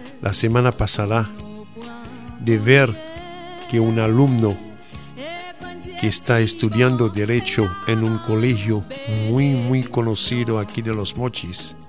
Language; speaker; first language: Spanish; non-native, fluent; Haitian Creole